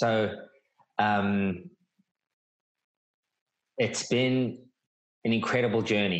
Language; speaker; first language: English; native; English